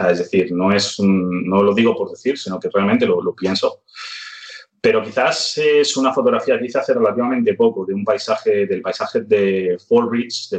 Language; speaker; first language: Spanish; native; Spanish